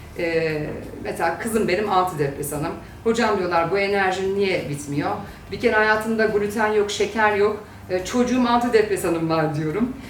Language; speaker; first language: Turkish; early bilingual, heritage; Turkish